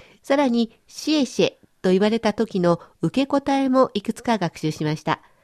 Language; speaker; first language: Japanese; native; Japanese